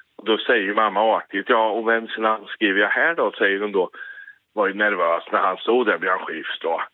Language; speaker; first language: Swedish; native; Swedish